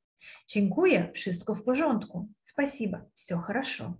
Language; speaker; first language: Polish; non-native, learner; Russian